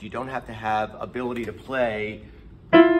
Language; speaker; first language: English; native; English